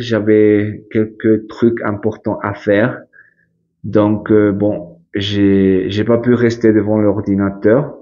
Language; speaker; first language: French; non-native, fluent; Spanish